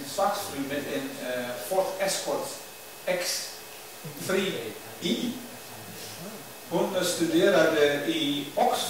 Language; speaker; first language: Swedish; non-native, learner; Dutch